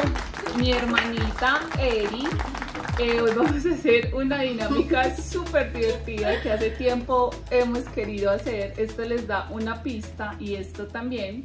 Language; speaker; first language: Spanish; native; Spanish